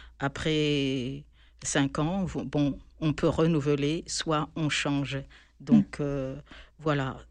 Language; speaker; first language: French; non-native, local second language; Malagasy